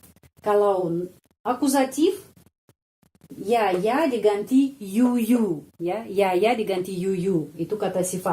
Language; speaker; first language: Indonesian; non-native, fluent; Russian